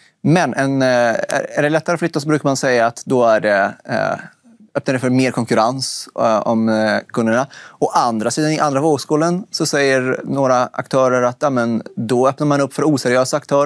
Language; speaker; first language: Swedish; native; Swedish